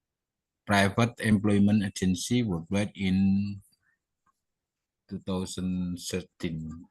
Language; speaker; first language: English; non-native, learner; Indonesian